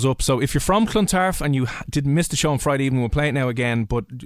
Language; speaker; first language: English; native; English